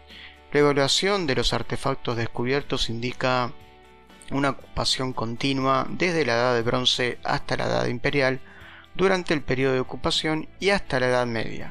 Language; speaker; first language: Spanish; native; Spanish